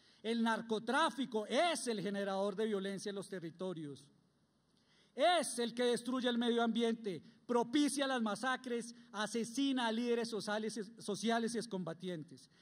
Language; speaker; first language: Spanish; native; Spanish